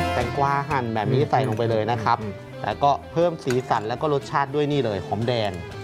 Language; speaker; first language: Thai; native; Thai